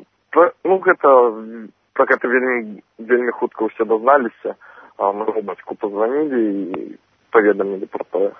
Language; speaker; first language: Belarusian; non-native, local second language; Russian